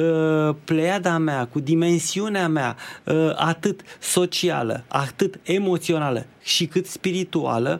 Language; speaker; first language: Romanian; native; Romanian